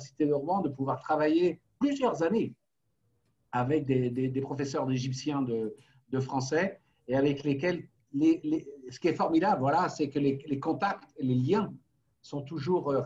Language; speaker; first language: French; native; French